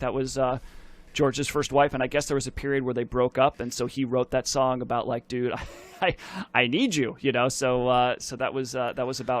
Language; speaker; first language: English; native; English